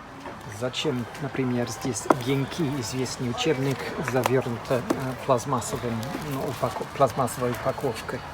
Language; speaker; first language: Russian; non-native, fluent; English